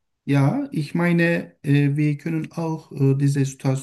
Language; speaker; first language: German; non-native, learner; Turkish